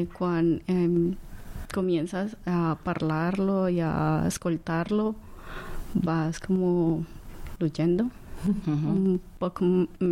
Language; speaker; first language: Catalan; non-native, learner; Spanish